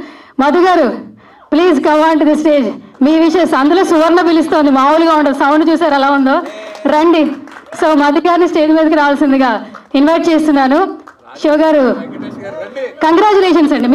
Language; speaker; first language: Telugu; native; Telugu